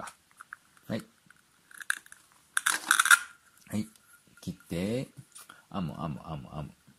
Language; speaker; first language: Japanese; native; Japanese